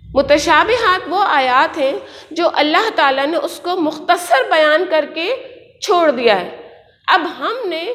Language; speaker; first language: Urdu; native; Urdu